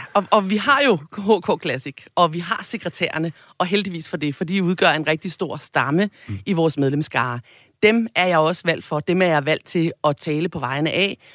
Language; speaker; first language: Danish; native; Danish